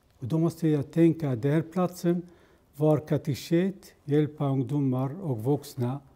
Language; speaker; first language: Swedish; non-native, fluent; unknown